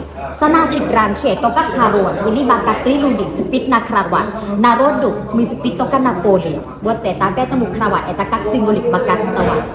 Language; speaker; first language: Russian; non-native, learner; Thai